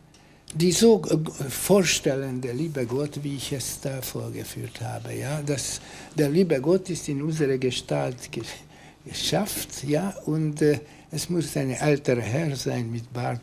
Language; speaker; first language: German; non-native, fluent; Hungarian